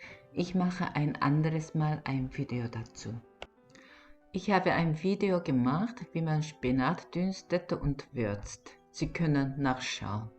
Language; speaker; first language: German; non-native, fluent; Korean